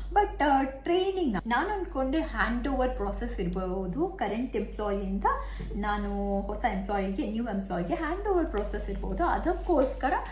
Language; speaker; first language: Kannada; non-native, local second language; Tulu